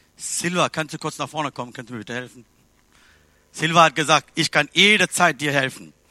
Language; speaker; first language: German; non-native, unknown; Tamil